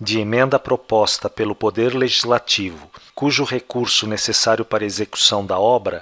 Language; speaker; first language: Portuguese; native; Portuguese